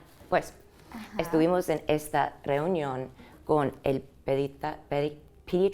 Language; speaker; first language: Spanish; early bilingual, heritage; English